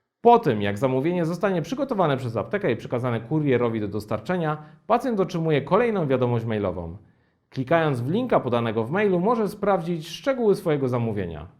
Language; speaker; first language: Polish; native; Polish